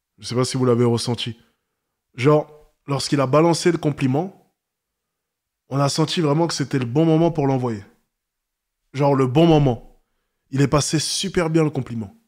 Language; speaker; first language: French; native; French